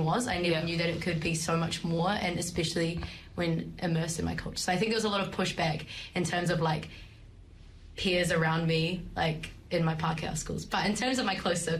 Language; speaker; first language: English; native; English